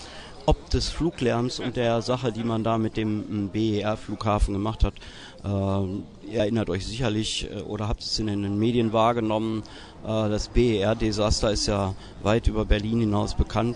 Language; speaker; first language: German; native; German